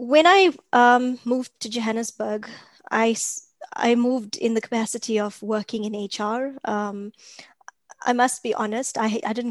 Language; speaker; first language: English; native; English